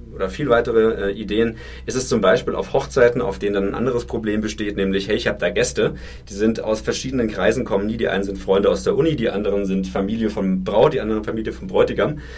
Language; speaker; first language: German; native; German